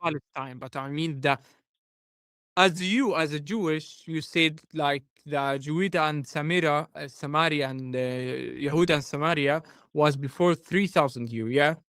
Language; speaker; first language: English; non-native, learner; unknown